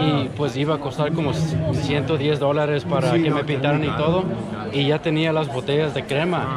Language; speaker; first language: Spanish; early bilingual, heritage; Spanish